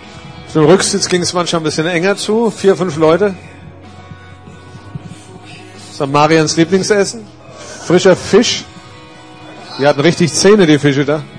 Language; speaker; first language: German; native; German